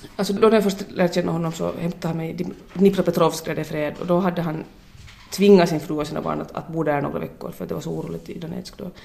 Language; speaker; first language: Swedish; native; Swedish